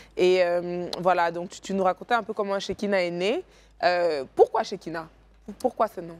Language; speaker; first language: French; native; French